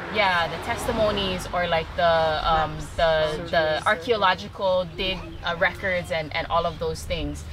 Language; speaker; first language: English; native; English